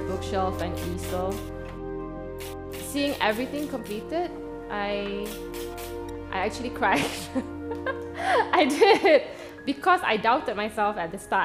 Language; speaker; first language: English; non-native, local second language; Malay